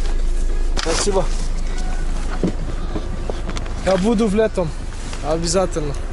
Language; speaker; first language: Russian; non-native, learner; French